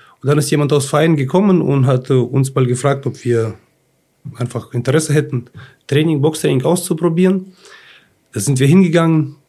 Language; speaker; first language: German; early bilingual, other home language; Russian